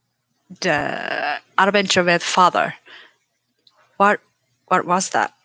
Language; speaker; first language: English; non-native, learner; Japanese